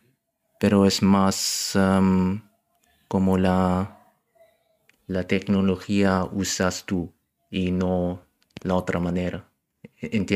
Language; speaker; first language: Spanish; non-native, learner; German